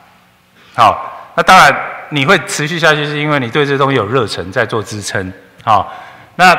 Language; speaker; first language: Chinese; native; Chinese